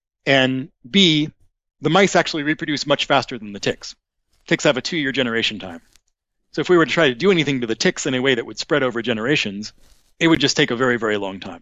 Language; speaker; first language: English; native; English